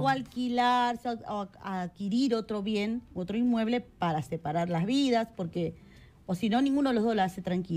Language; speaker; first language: Spanish; native; Spanish